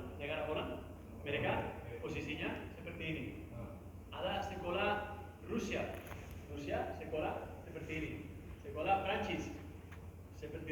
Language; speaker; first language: Indonesian; non-native, learner; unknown